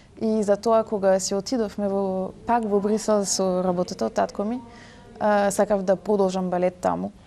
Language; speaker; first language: Macedonian; early bilingual, heritage; French